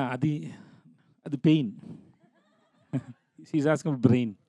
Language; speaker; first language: Telugu; non-native, learner; Tamil